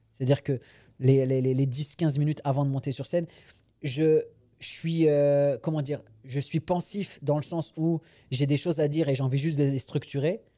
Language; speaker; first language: French; native; French